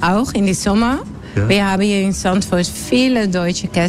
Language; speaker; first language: German; non-native, learner; Dutch